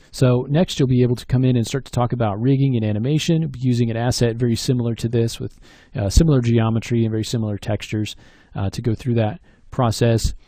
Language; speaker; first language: English; native; English